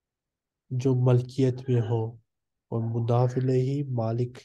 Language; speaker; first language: Urdu; native; Urdu